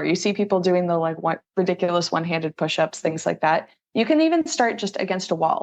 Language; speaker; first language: English; native; English